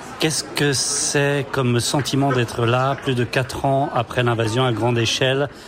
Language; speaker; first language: French; native; French